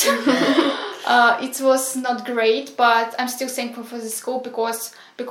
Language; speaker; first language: English; non-native, fluent; Ukrainian